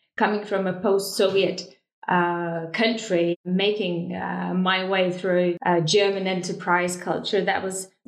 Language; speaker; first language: English; non-native, fluent; Estonian